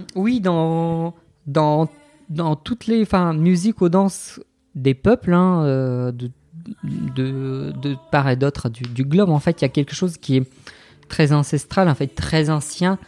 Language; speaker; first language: French; non-native, fluent; Bulgarian